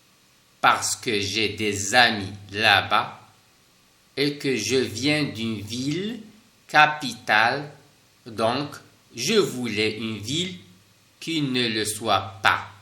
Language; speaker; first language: French; non-native, fluent; Spanish